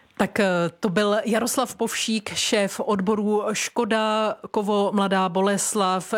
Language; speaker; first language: Czech; native; Czech